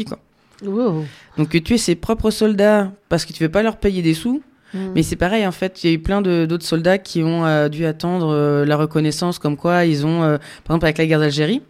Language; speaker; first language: French; native; French